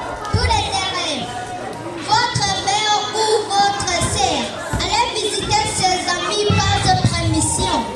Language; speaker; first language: French; non-native, learner; Kinyarwanda